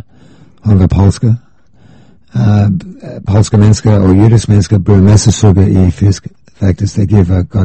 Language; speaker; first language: Danish; non-native, fluent; English